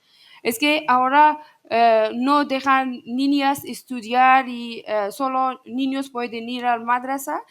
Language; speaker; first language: Spanish; non-native, learner; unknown